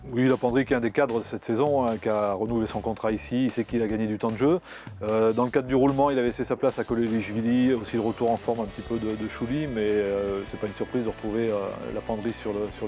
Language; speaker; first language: French; native; French